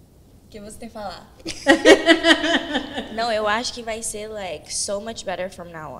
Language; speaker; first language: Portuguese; early bilingual, heritage; Portuguese